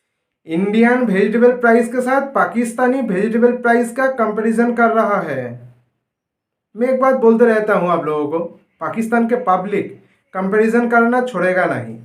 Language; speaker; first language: Hindi; non-native, local second language; Bangla